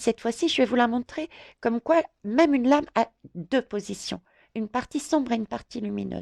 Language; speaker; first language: French; native; French